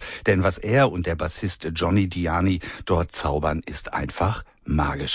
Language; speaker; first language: German; native; German